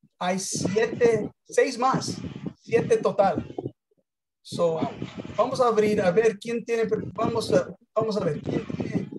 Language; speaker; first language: Spanish; early bilingual, heritage; English